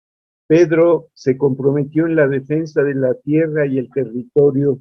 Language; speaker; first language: Spanish; native; Spanish